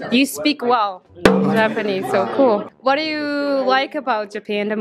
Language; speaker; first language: English; non-native, fluent; Japanese